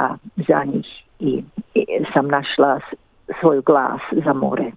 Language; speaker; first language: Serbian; early bilingual, heritage; English